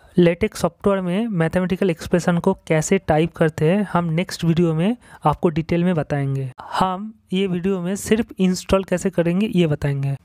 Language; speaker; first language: Hindi; non-native, local second language; Bangla